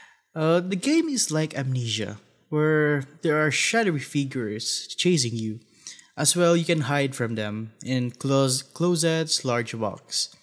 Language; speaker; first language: English; non-native, fluent; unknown